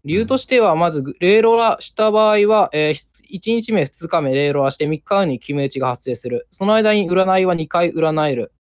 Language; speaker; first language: Japanese; native; Japanese